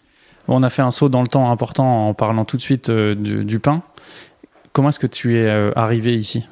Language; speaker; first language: French; native; French